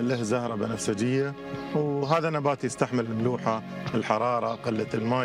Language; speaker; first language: Arabic; native; Arabic